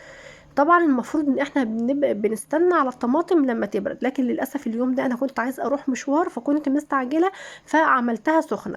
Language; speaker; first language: Arabic; native; Arabic